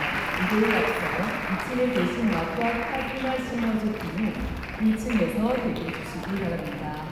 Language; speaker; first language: Korean; native; Korean